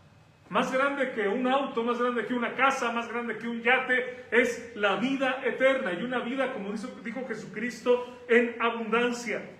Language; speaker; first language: Spanish; native; Spanish